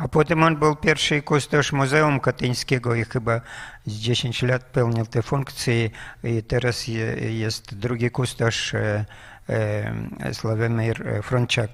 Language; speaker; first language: Polish; non-native, fluent; Russian